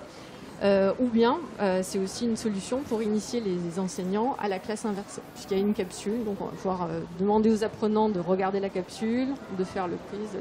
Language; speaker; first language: French; native; French